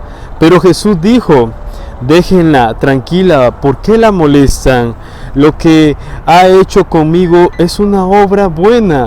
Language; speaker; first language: Spanish; native; Spanish